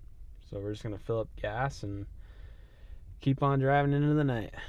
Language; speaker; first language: English; native; English